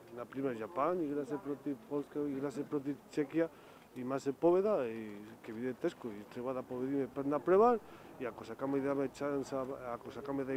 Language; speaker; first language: Macedonian; non-native, learner; Spanish